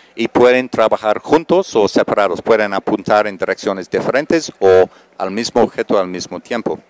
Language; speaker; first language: Spanish; non-native, fluent; English